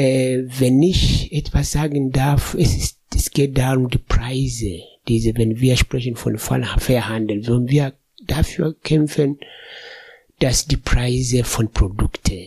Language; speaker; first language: German; non-native, fluent; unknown